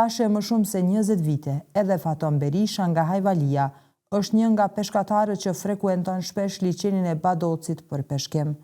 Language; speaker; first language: Albanian; native; Albanian